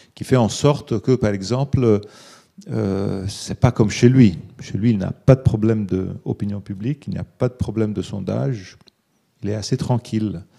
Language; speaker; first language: French; early bilingual, other home language; Italian